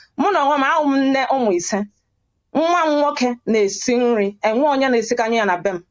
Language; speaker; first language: Igbo; early bilingual, heritage; Igbo